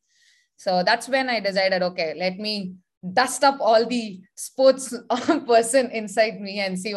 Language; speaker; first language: English; non-native, local second language; Tamil